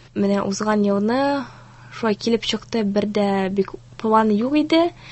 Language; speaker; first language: Tatar; early bilingual, heritage; Tatar